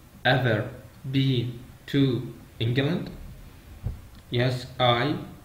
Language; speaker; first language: English; non-native, fluent; Arabic